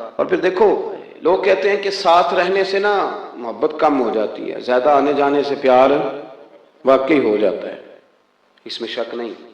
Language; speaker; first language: Urdu; non-native, local second language; Punjabi